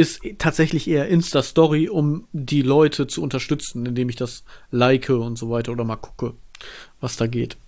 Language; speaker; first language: German; native; German